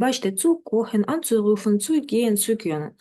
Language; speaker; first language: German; non-native, fluent; Ukrainian